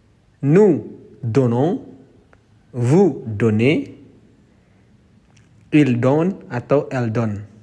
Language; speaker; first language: French; non-native, fluent; Indonesian